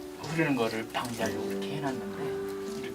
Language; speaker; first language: Korean; native; Korean